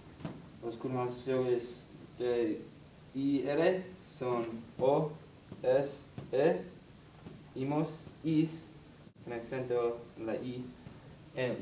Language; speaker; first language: Spanish; non-native, learner; English